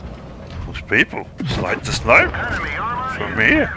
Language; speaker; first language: English; native; English